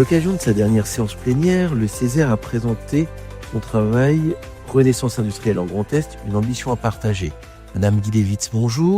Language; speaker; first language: French; native; French